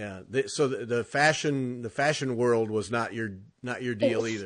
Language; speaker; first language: English; native; English